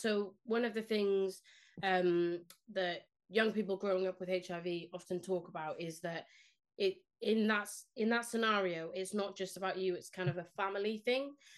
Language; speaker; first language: English; non-native, local second language; Spanish